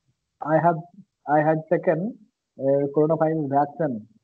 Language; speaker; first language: English; non-native, learner; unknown